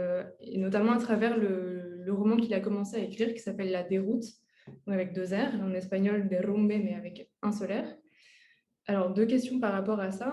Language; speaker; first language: French; native; French